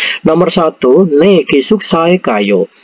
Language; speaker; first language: Korean; non-native, fluent; Indonesian